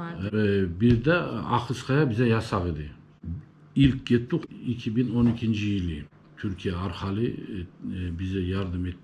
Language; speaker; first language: Turkish; early bilingual, heritage; Turkish